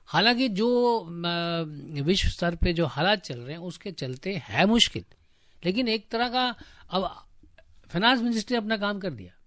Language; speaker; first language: Hindi; native; Hindi